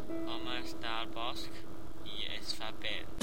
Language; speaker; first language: Catalan; non-native, learner; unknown